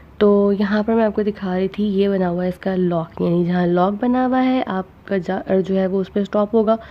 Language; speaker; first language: Urdu; non-native, local second language; Punjabi